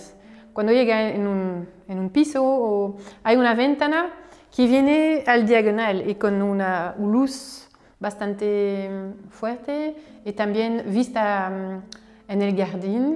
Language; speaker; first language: Spanish; non-native, fluent; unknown